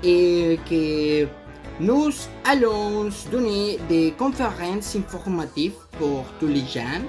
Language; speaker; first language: French; non-native, learner; Spanish